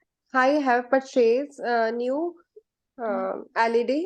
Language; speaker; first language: English; non-native, learner; Hindi